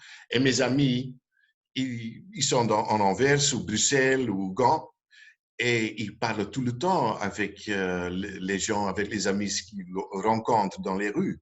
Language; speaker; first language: French; non-native, local second language; Dutch